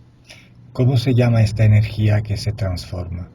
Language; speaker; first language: Spanish; non-native, fluent; Italian